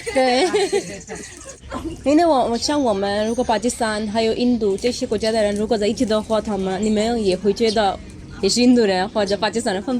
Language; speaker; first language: Chinese; non-native, fluent; Urdu